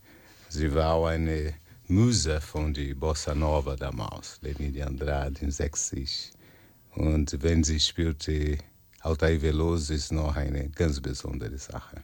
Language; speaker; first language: German; non-native, fluent; Portuguese